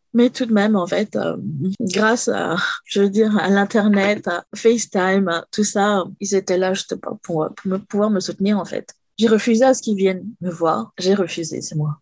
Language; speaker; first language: French; native; French